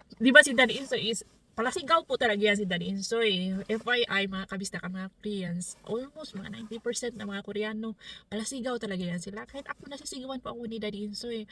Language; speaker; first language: Filipino; non-native, local second language; Cebuano